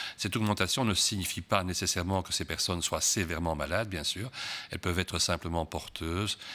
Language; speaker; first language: French; native; French